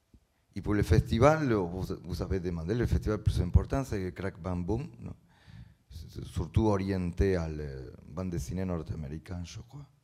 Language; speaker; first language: French; non-native, learner; Spanish